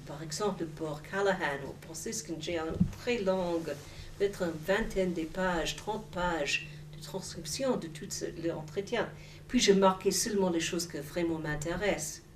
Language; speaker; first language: French; non-native, fluent; English